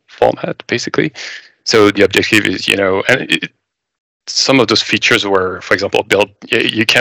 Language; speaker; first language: English; non-native, fluent; French